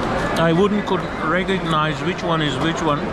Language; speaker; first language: English; non-native, fluent; Pashto